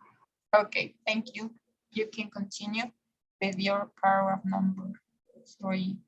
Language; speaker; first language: English; non-native, fluent; Spanish